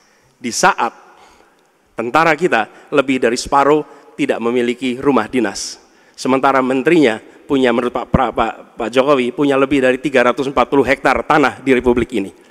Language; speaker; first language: Indonesian; native; Indonesian